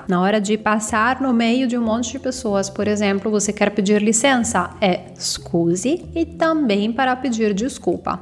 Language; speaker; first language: Portuguese; non-native, fluent; Italian